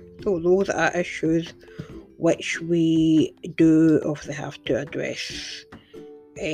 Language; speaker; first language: English; native; English